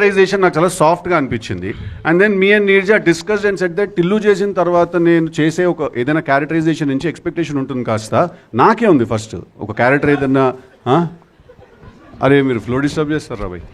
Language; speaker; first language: Telugu; native; Telugu